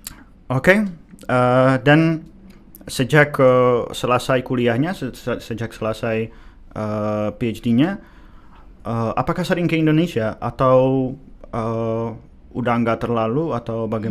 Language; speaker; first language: Indonesian; non-native, fluent; Czech